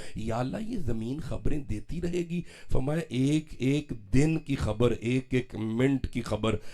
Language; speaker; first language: Urdu; non-native, local second language; Punjabi